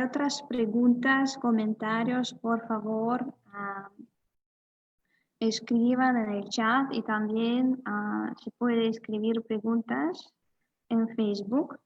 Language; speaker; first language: Spanish; non-native, fluent; Russian